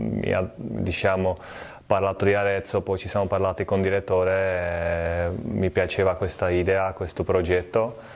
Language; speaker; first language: Italian; non-native, fluent; Czech